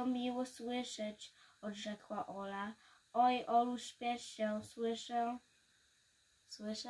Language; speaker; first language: Polish; early bilingual, heritage; Polish